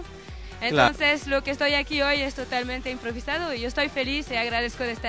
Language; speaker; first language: Spanish; non-native, learner; French